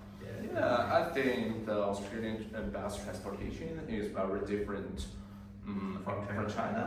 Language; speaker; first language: English; non-native, learner; Chinese